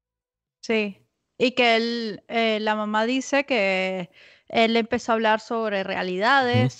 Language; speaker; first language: Spanish; native; Spanish